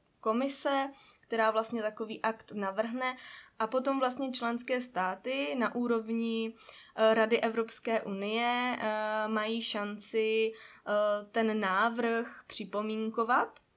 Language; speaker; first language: Czech; native; Czech